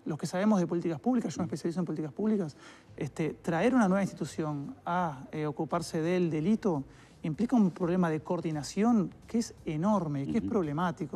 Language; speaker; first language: Spanish; native; Spanish